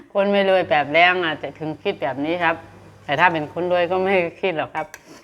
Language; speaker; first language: Thai; native; Thai